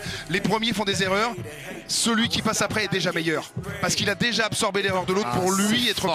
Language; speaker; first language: French; native; French